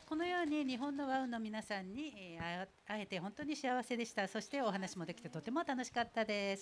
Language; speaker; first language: Japanese; non-native, fluent; Korean